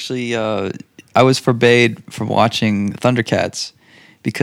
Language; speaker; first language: English; native; English